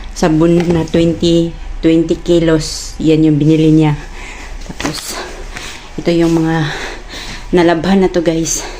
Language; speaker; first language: Filipino; non-native, local second language; Cebuano